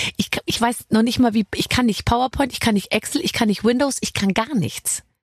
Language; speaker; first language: German; native; German